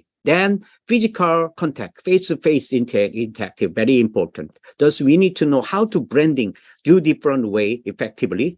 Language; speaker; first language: English; non-native, fluent; Korean